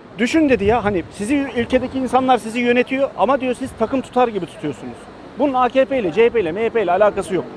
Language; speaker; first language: Turkish; early bilingual, heritage; Turkish